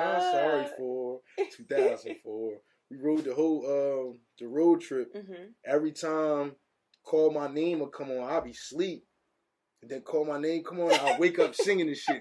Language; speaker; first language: English; native; English